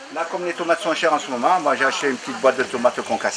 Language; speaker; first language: French; native; French